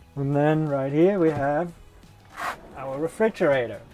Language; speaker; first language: English; non-native, fluent; German